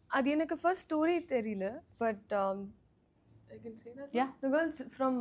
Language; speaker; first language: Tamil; non-native, learner; Telugu